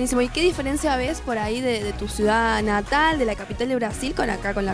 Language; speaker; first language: Spanish; native; Spanish